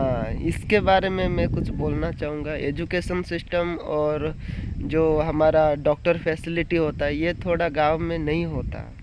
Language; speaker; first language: Hindi; non-native, local second language; Odia